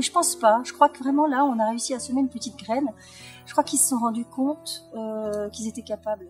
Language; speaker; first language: French; native; French